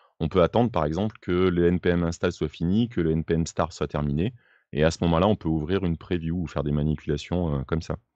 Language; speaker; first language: French; native; French